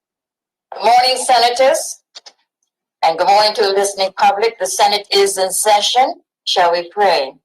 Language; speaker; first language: English; native; English